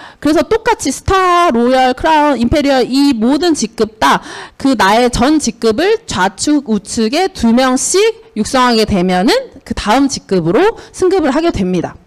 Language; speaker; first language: Korean; native; Korean